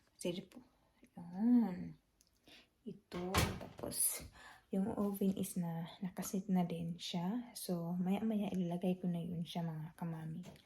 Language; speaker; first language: Filipino; non-native, local second language; Cebuano